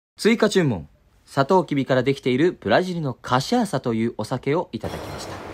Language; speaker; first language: Japanese; native; Japanese